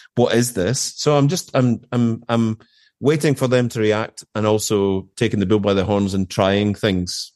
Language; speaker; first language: English; native; English